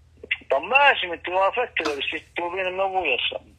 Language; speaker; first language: Arabic; native; Arabic